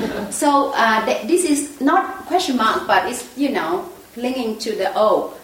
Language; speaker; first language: English; non-native, fluent; Vietnamese